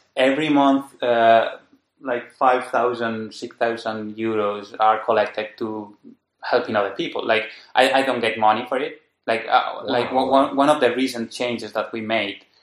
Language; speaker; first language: English; non-native, fluent; Spanish